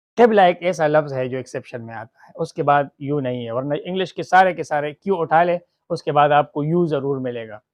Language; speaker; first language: Urdu; non-native, local second language; Pashto